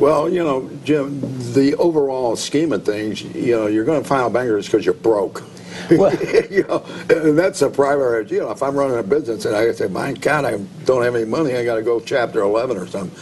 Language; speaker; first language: English; native; English